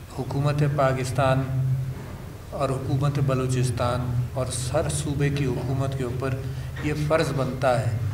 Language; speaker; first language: Urdu; native; Urdu